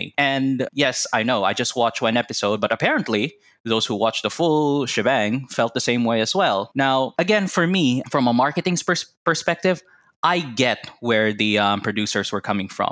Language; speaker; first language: English; non-native, local second language; Cebuano